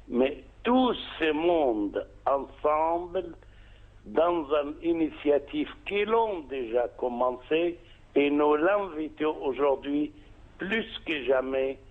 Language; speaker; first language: French; non-native, fluent; Arabic